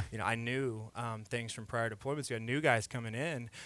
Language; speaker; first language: English; native; English